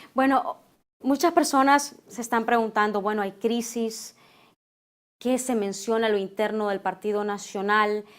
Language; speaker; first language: Spanish; native; Spanish